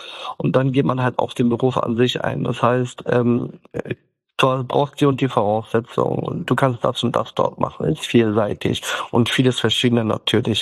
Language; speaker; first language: German; early bilingual, other home language; Turkish